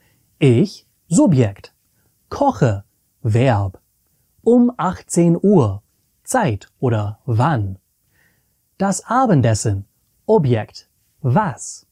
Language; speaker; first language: German; non-native, fluent; English